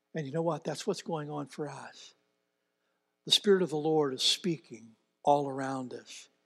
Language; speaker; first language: English; native; English